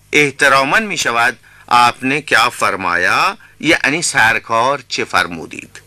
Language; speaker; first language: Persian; non-native, fluent; Urdu